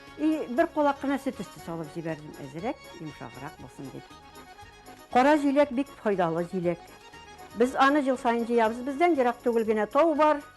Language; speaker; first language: Tatar; native; Tatar